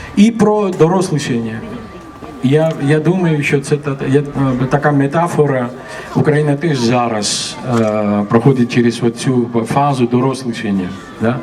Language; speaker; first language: Ukrainian; non-native, fluent; Georgian